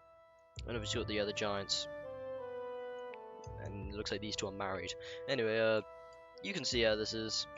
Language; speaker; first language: English; native; English